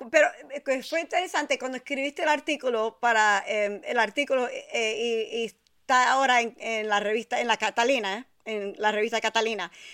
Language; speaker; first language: Spanish; early bilingual, heritage; Spanish